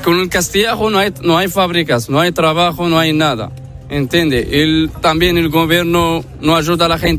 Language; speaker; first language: Spanish; non-native, learner; Arabic